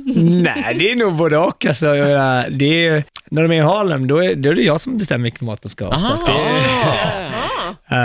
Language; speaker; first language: Swedish; native; Swedish